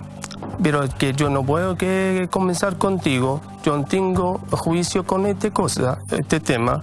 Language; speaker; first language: Spanish; non-native, learner; Arabic